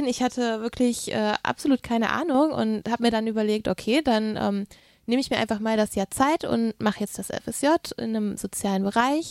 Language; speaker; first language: German; native; German